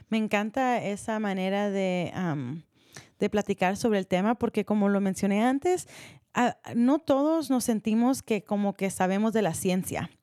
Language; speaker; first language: Spanish; early bilingual, heritage; Spanish